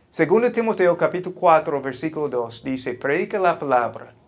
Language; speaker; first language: Spanish; non-native, fluent; English